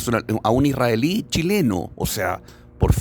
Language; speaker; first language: Spanish; native; Spanish